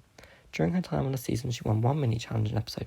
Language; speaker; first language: English; native; English